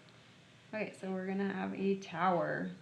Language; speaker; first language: English; native; English